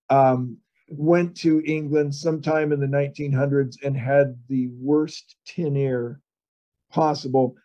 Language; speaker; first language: English; native; English